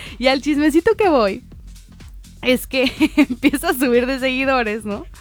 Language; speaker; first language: Spanish; native; Spanish